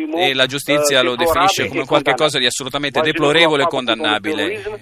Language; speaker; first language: Italian; non-native, fluent; Arabic